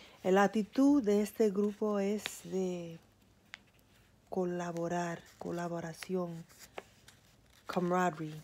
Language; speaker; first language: Spanish; early bilingual, heritage; Spanish